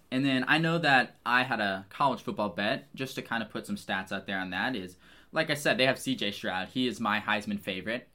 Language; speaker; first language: English; native; English